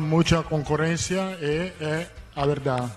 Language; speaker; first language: Portuguese; non-native, learner; Italian